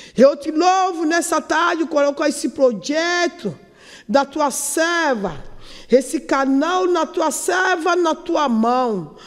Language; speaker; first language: Portuguese; non-native, learner; Yoruba